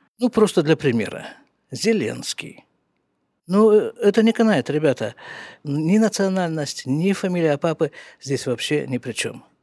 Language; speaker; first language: Russian; native; Russian